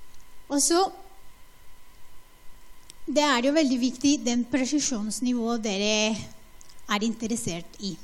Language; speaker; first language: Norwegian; non-native, fluent; Spanish